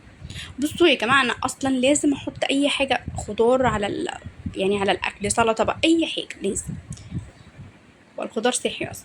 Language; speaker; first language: Arabic; native; Arabic